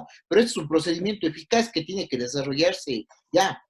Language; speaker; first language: Spanish; native; Spanish